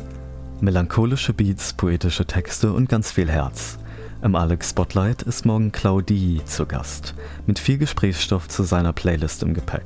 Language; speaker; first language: German; native; German